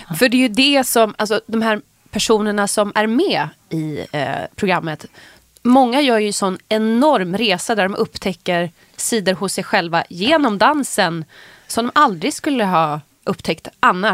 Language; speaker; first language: Swedish; native; Swedish